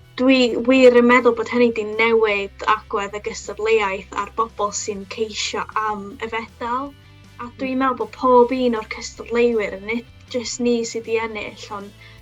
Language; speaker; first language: Welsh; non-native, local second language; English